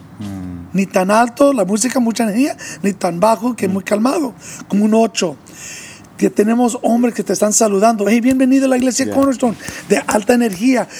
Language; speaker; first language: Spanish; early bilingual, heritage; English